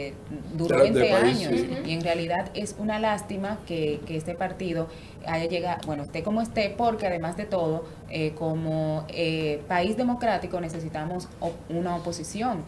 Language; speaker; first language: Spanish; native; Spanish